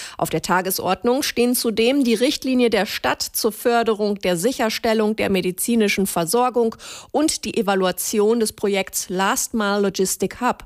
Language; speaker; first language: German; native; German